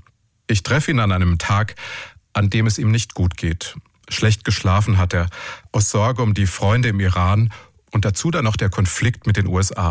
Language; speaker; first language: German; native; German